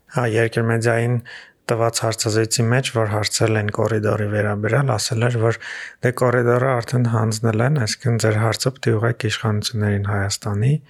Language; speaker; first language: Armenian; native; Armenian